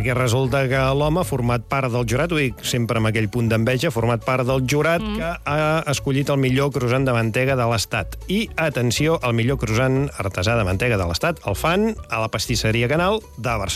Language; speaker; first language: Catalan; native; Catalan